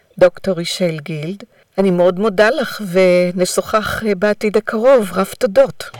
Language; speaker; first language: Hebrew; native; Hebrew